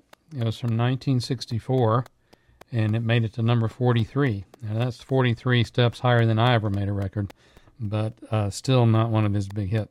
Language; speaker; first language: English; native; English